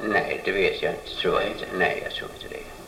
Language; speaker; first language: Swedish; early bilingual, heritage; Swedish